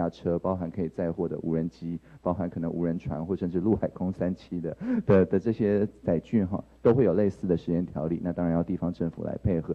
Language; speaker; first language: Chinese; native; Chinese